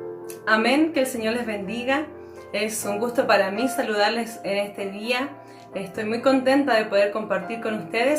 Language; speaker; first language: Spanish; native; Spanish